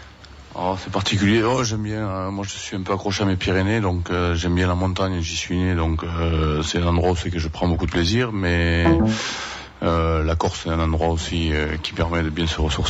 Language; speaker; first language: French; native; French